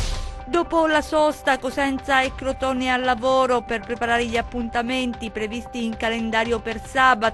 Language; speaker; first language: Italian; native; Italian